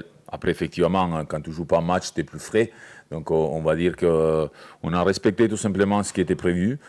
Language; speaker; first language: French; native; French